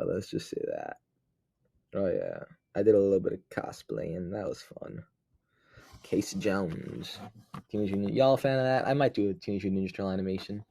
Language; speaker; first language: English; native; English